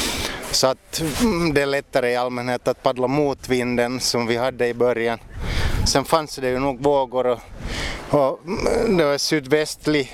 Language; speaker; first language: Swedish; native; Swedish